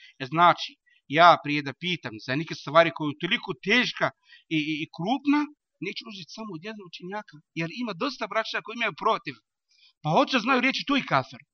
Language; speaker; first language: Bosnian; non-native, learner; Arabic